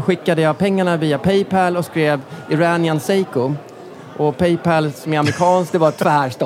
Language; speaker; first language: Swedish; native; Swedish